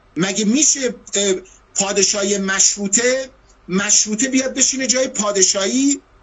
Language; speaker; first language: Persian; non-native, local second language; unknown